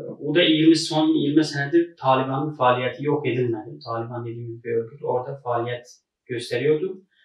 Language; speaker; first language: Turkish; non-native, fluent; Uzbek